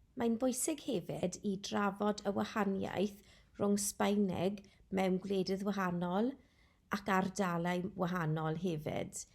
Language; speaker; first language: Welsh; non-native, local second language; English